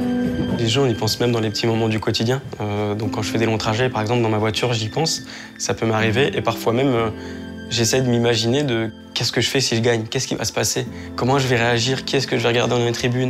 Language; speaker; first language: French; native; French